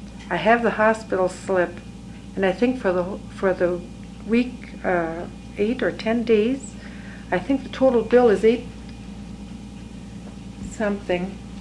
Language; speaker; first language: English; early bilingual, other home language; French